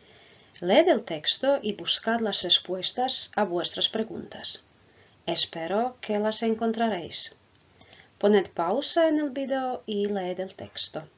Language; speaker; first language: Spanish; non-native, fluent; Croatian